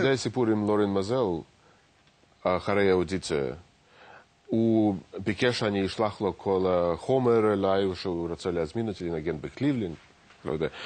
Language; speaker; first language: Hebrew; non-native, fluent; Russian